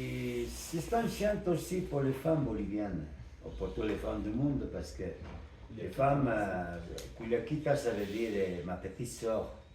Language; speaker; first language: French; non-native, fluent; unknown